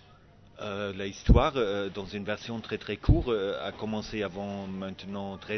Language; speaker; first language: French; non-native, fluent; German